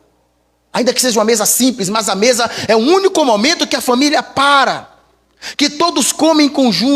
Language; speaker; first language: Portuguese; native; Portuguese